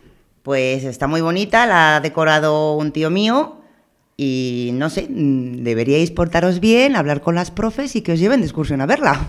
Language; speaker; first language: Spanish; native; Spanish